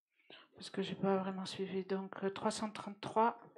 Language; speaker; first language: French; native; French